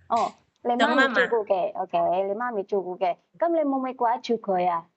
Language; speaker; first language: Cantonese; native; Cantonese